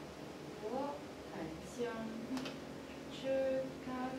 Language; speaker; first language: Chinese; non-native, learner; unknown